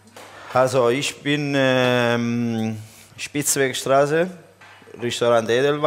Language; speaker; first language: German; non-native, learner; Italian